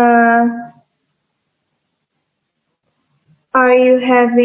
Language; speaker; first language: English; non-native, learner; Indonesian